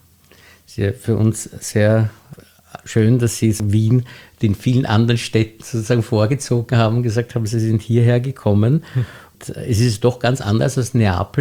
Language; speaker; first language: German; native; German